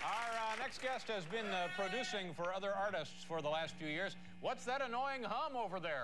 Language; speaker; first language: English; native; English